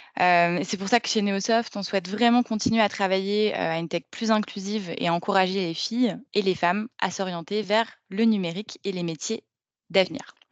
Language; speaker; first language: French; native; French